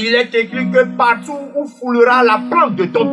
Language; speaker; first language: French; non-native, local second language; Ewe